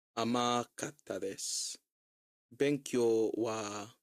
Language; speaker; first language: Japanese; non-native, learner; English